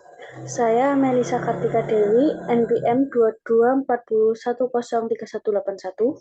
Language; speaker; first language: Indonesian; native; Indonesian